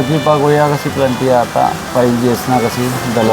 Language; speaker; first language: Filipino; non-native, learner; Punjabi